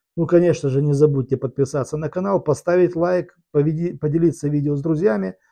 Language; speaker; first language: Russian; native; Russian